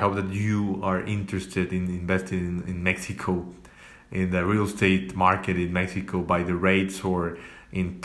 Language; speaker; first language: English; non-native, fluent; Spanish